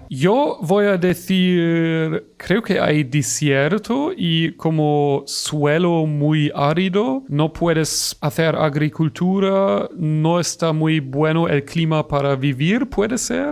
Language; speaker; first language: Spanish; non-native, fluent; German